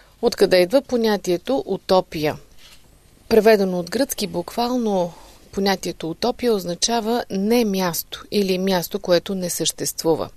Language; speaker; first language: Bulgarian; native; Bulgarian